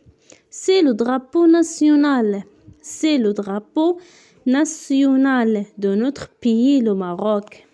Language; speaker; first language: French; non-native, local second language; Arabic